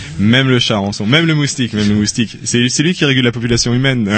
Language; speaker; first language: French; native; French